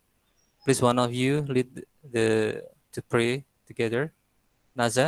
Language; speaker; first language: English; non-native, fluent; Indonesian